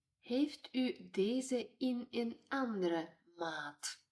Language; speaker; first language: Dutch; non-native, fluent; Ukrainian